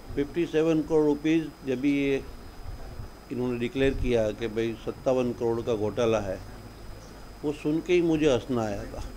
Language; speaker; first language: Hindi; non-native, local second language; Gujarati